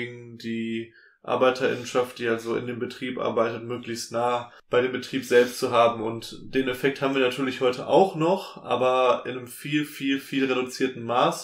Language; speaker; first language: German; native; German